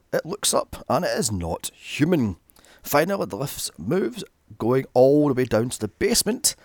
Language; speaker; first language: English; native; English